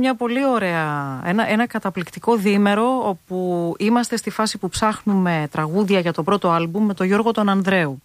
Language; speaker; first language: Greek; native; Greek